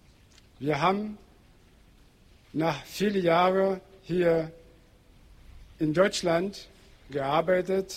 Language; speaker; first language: German; non-native, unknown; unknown